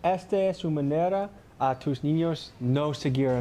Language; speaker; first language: Spanish; non-native, learner; English